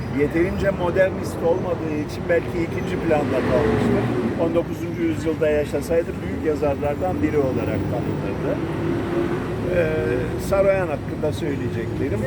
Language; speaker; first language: Turkish; native; Turkish